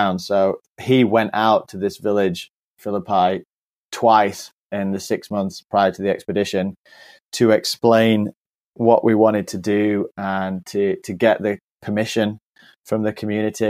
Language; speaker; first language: English; native; English